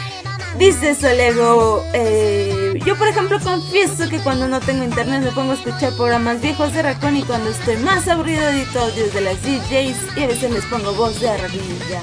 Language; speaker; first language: Spanish; native; Spanish